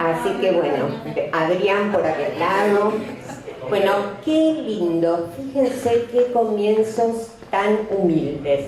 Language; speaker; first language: Spanish; native; Spanish